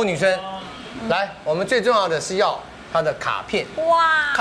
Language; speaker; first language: Chinese; native; Chinese